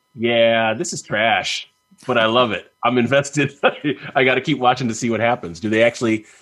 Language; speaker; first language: English; native; English